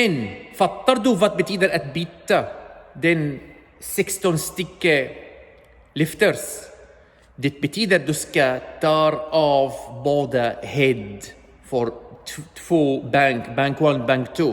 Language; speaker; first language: Swedish; non-native, learner; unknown